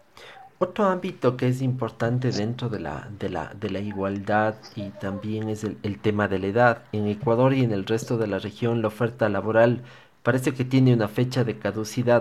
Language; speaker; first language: Spanish; native; Spanish